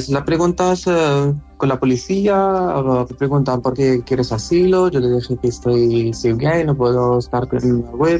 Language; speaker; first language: Spanish; non-native, learner; Arabic